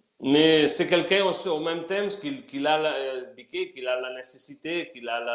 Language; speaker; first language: French; non-native, learner; Spanish